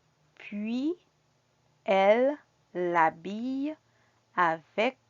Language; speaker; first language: French; non-native, fluent; Spanish